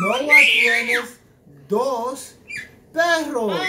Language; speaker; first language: Spanish; non-native, learner; English